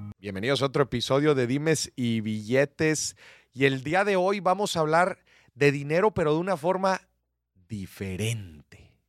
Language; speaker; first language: Spanish; native; Spanish